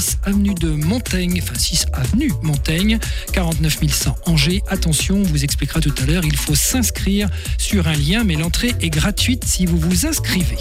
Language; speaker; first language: French; native; French